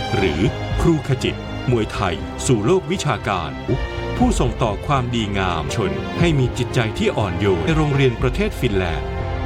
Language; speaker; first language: Thai; native; Thai